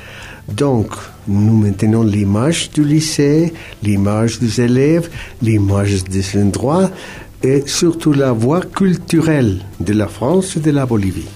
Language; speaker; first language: French; non-native, fluent; Spanish